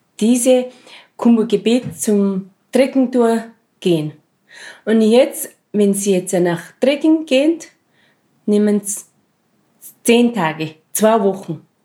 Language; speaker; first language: German; non-native, fluent; Sherpa